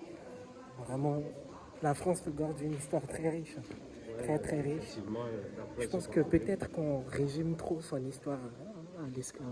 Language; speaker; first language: French; native; French